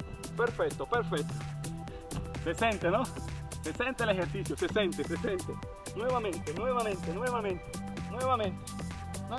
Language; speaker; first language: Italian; non-native, learner; Spanish